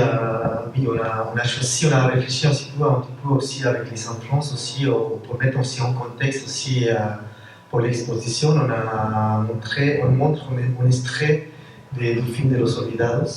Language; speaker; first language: French; non-native, fluent; Spanish